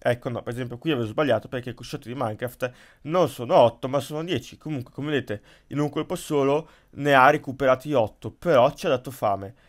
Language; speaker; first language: Italian; native; Italian